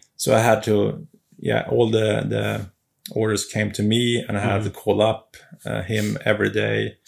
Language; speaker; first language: English; non-native, fluent; Swedish